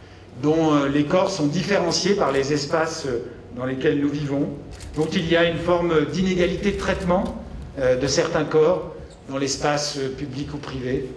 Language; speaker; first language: French; native; French